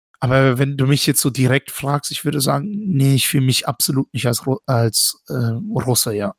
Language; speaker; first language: German; early bilingual, other home language; Russian